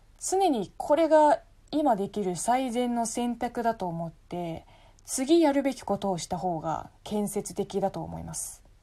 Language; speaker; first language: Japanese; non-native, fluent; Chinese